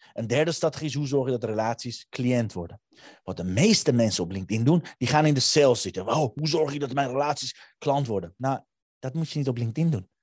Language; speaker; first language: Dutch; early bilingual, other home language; Armenian